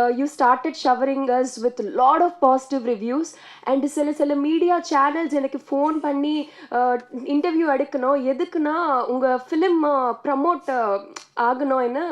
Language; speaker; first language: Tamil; non-native, learner; Telugu